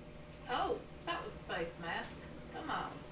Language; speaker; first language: English; native; English